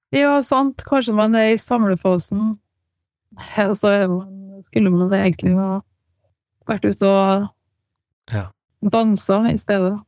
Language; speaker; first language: Norwegian; native; Norwegian